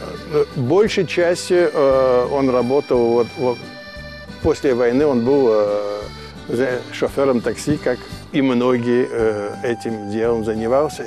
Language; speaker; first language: Russian; early bilingual, heritage; Russian